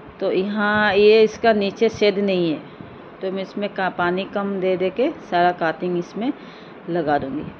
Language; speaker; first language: Hindi; non-native, local second language; Assamese